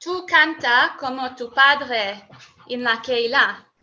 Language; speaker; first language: Spanish; non-native, learner; English